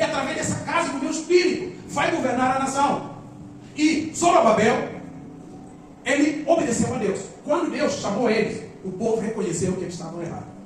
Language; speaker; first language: Portuguese; non-native, local second language; Upper Guinea Crioulo